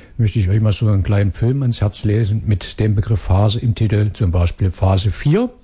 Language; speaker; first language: German; native; German